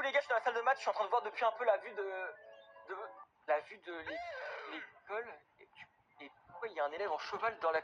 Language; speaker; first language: French; native; French